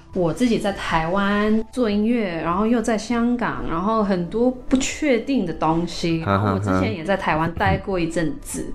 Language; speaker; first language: Chinese; non-native, local second language; Cantonese